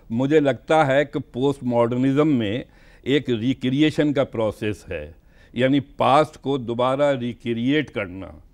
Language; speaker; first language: Hindi; native; Hindi